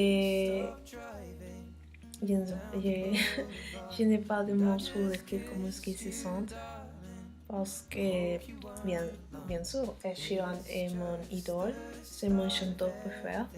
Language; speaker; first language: French; non-native, learner; Spanish